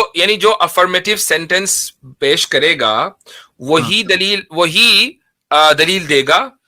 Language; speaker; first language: Hindi; native; Hindi